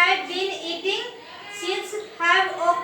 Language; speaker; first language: English; non-native, learner; Hindi